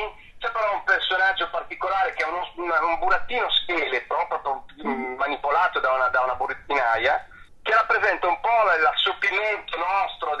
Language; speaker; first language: Italian; native; Italian